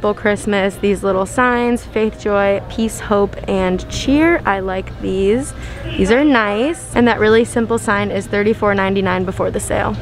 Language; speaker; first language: English; native; English